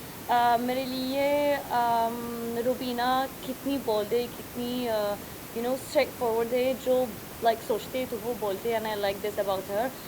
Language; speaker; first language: Hindi; non-native, learner; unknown